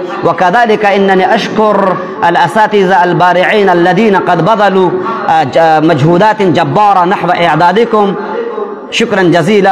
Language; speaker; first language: Arabic; non-native, fluent; Urdu